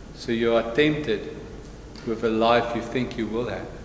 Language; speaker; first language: English; non-native, local second language; Afrikaans